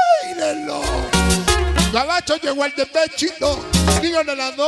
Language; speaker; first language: Spanish; native; Spanish